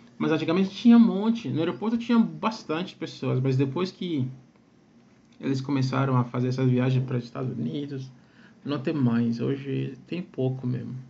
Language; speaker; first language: Portuguese; non-native, fluent; Akan